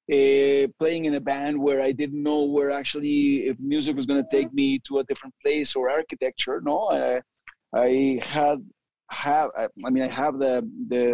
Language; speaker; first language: English; early bilingual, other home language; Spanish